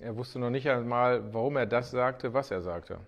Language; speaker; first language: German; native; German